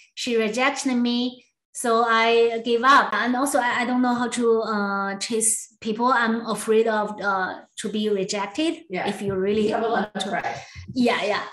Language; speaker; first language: English; non-native, learner; Chinese